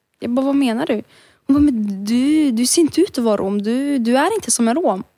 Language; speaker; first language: Swedish; early bilingual, other home language; Romany